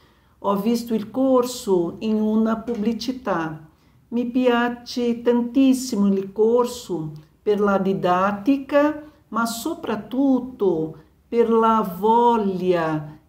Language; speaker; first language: Italian; non-native, learner; Portuguese